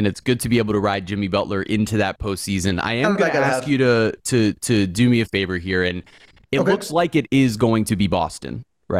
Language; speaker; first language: English; native; English